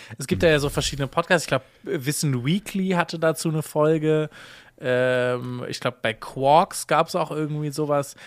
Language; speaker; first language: German; native; German